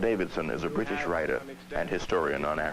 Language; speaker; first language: English; native; English